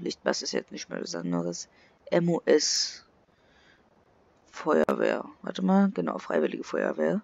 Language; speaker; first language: German; native; German